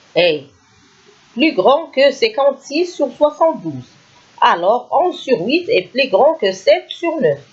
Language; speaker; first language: French; non-native, local second language; Arabic